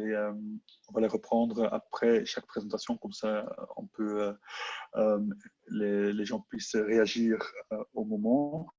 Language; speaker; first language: French; non-native, local second language; Dutch